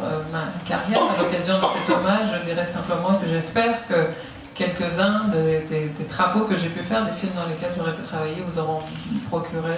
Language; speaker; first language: French; native; French